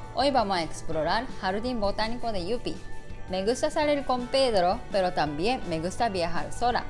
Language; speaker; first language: Spanish; non-native, learner; Japanese